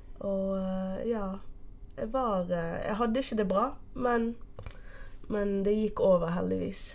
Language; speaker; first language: Norwegian; early bilingual, other home language; Portuguese